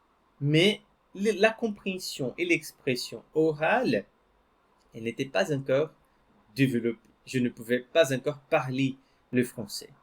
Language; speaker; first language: French; non-native, fluent; Portuguese